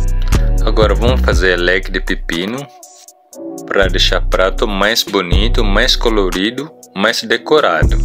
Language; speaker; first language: Portuguese; non-native, learner; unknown